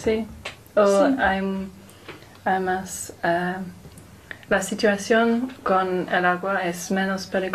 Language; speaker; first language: Spanish; non-native, learner; English